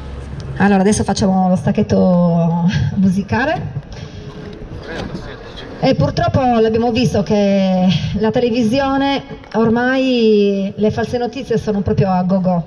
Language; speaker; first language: Italian; native; Italian